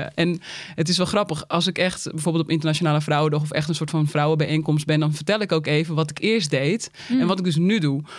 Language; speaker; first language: Dutch; native; Dutch